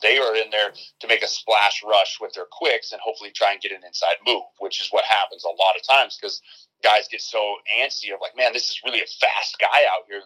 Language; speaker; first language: English; native; English